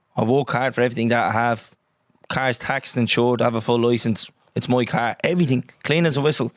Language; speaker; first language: English; native; English